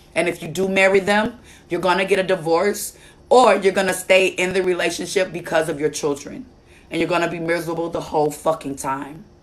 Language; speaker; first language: English; native; English